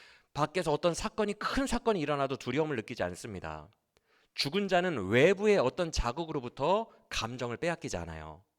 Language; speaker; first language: Korean; native; Korean